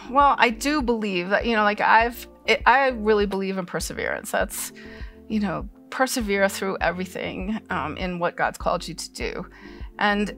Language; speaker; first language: English; native; English